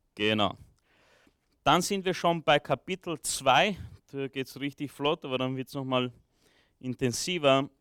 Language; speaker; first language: German; early bilingual, other home language; Romanian